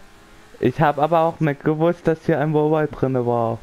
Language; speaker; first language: German; native; German